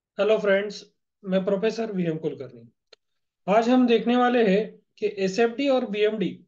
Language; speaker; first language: Hindi; non-native, local second language; Marathi